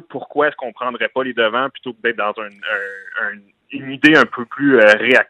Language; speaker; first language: French; native; French